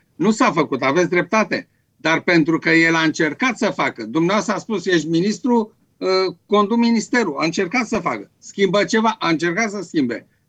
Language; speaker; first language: Romanian; native; Romanian